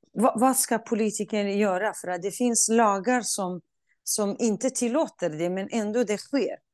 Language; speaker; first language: Swedish; non-native, fluent; Kurdish